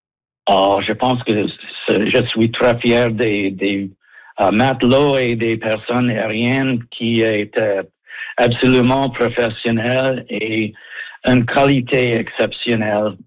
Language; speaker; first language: French; non-native, learner; English